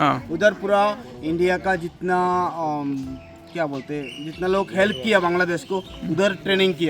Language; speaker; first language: Hindi; non-native, local second language; Bangla